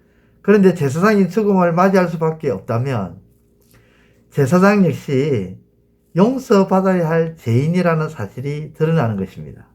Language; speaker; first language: Korean; native; Korean